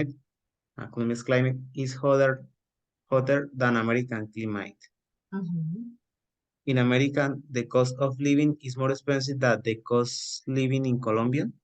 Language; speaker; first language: English; non-native, learner; Spanish